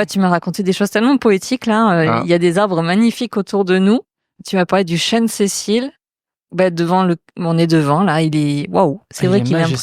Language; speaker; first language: French; native; French